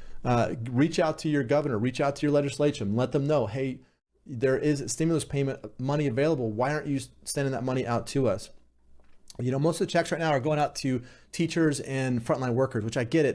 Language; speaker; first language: English; native; English